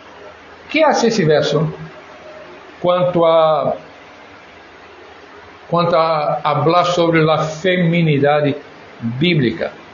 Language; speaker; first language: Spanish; non-native, fluent; Portuguese